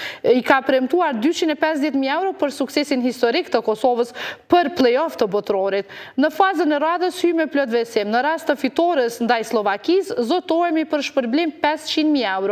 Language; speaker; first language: Albanian; native; Albanian